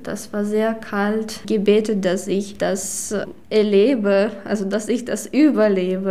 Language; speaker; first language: German; non-native, fluent; Ukrainian